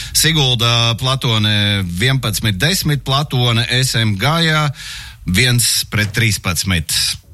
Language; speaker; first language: Latvian; native; Latvian